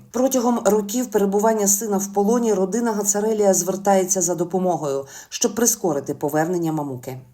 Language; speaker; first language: Ukrainian; native; Ukrainian